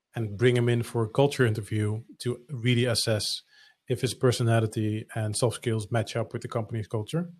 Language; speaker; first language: English; non-native, fluent; Dutch